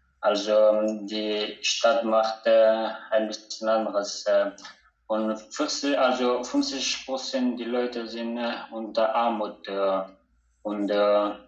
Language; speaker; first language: German; non-native, learner; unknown